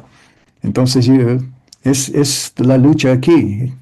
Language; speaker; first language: Spanish; early bilingual, heritage; English